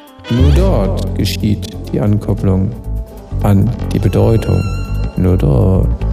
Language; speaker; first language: German; native; German